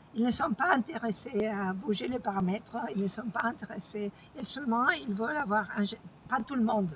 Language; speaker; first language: French; non-native, fluent; Spanish